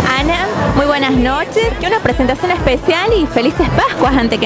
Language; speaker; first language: Spanish; native; Spanish